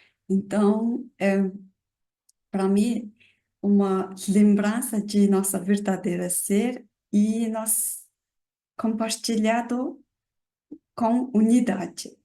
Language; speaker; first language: Portuguese; non-native, learner; Mongolian